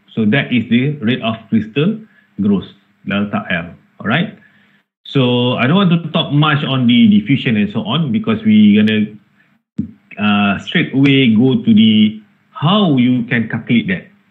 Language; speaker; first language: English; non-native, local second language; Malay